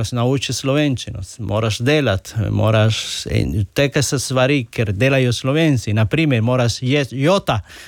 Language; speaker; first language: Slovenian; non-native, learner; Spanish